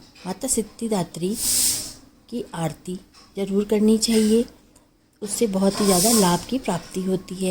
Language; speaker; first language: Hindi; native; Hindi